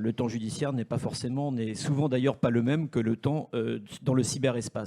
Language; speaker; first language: French; native; French